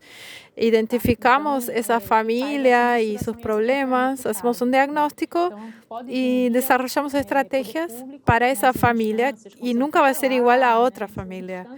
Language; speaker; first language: Spanish; non-native, fluent; Portuguese